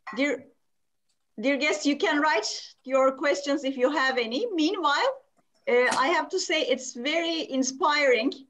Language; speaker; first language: English; non-native, fluent; Turkish